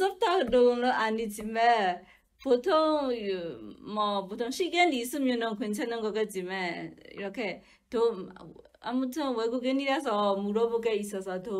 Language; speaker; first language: Korean; non-native, learner; Burmese